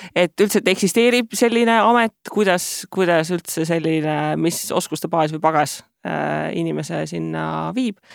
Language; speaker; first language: Estonian; native; Estonian